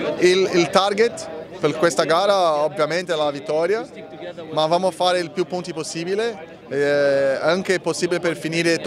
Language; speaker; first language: Italian; non-native, learner; Portuguese